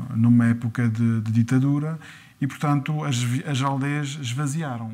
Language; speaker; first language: Portuguese; early bilingual, other home language; French